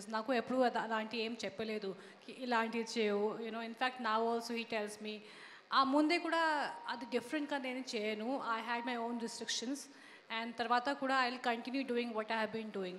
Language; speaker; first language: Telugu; non-native, learner; Hindi